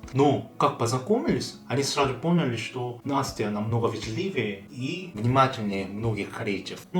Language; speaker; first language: Russian; non-native, fluent; Korean